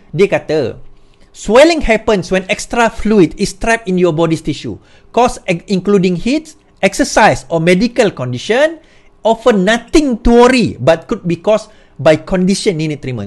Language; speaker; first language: English; non-native, local second language; Malay